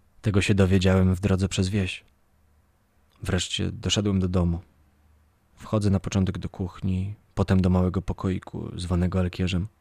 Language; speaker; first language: Polish; native; Polish